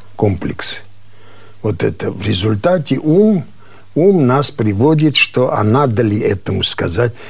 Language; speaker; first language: Russian; non-native, local second language; Armenian